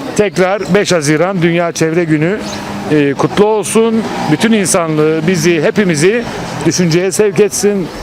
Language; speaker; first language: Turkish; native; Turkish